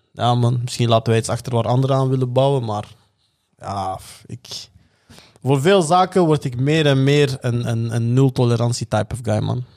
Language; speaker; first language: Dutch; native; Dutch